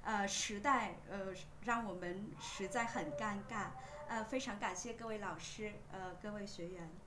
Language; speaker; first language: Chinese; non-native, fluent; Vietnamese